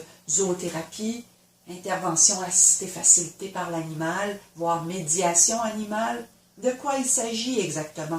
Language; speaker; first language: French; native; French